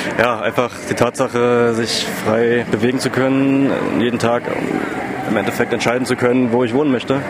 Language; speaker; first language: German; native; German